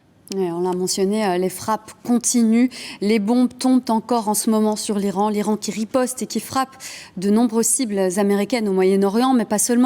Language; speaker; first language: French; native; French